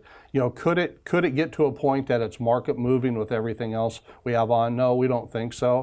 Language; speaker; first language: English; native; English